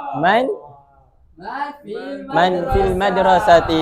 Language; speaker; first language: Arabic; non-native, learner; Malay